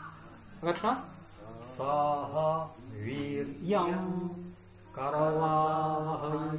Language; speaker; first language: Japanese; non-native, learner; Bangla